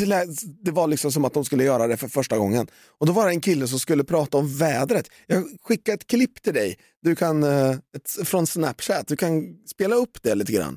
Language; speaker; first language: Swedish; native; Swedish